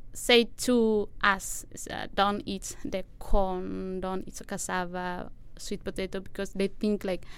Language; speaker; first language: English; non-native, learner; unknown